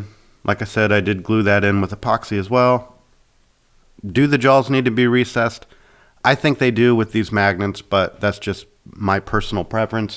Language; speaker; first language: English; native; English